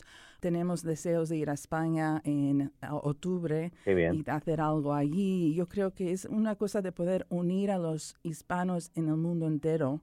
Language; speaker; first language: Spanish; early bilingual, heritage; Spanish